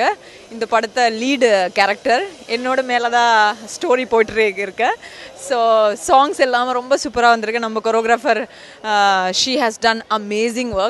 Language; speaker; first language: Tamil; non-native, fluent; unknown